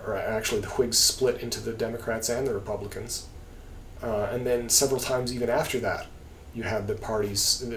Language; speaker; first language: English; native; English